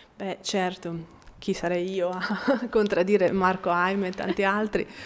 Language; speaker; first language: Italian; non-native, fluent; Bosnian